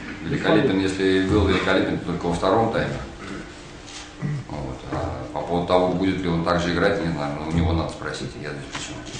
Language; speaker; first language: Russian; native; Russian